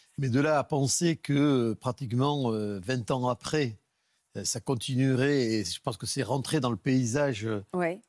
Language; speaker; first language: French; native; French